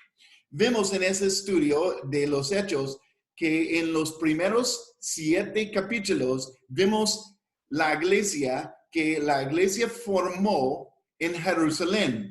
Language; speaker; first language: Spanish; non-native, fluent; English